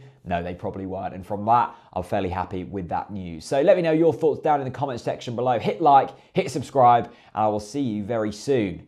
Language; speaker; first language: English; native; English